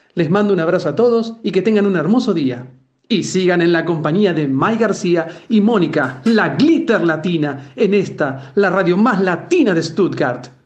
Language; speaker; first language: Spanish; native; Spanish